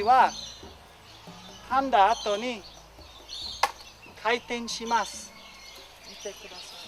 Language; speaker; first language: Japanese; non-native, learner; English